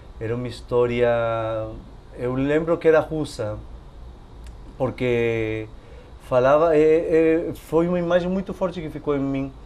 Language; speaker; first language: Portuguese; non-native, fluent; Spanish